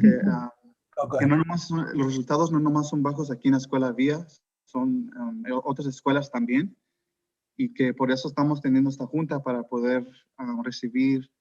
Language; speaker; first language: Spanish; early bilingual, heritage; Spanish